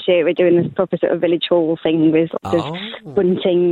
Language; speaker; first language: English; native; English